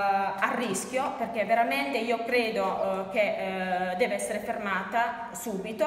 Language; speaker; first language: Italian; native; Italian